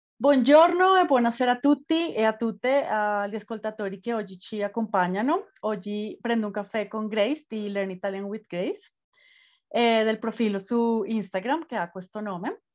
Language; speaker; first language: Italian; non-native, fluent; Spanish